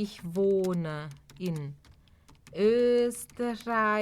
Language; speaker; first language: German; non-native, fluent; Portuguese